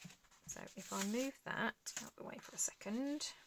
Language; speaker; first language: English; native; English